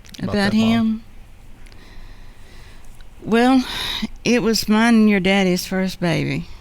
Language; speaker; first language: English; native; English